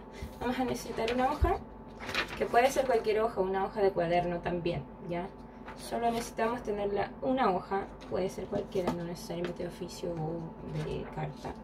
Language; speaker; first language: Spanish; native; Spanish